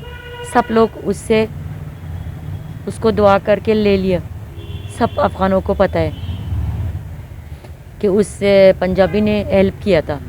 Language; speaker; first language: Hindi; non-native, fluent; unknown